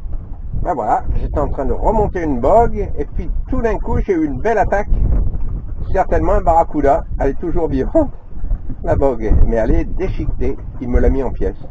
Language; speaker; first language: French; native; French